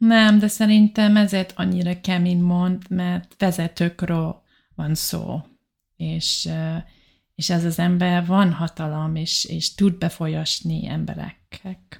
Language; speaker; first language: Hungarian; non-native, learner; English